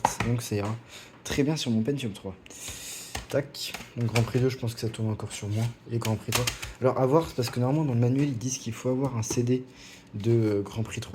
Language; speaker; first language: French; native; French